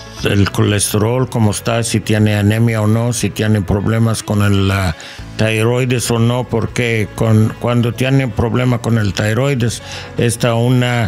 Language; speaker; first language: Spanish; non-native, learner; English